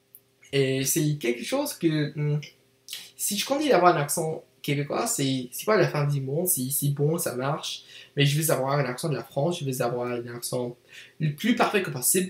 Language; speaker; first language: French; non-native, learner; English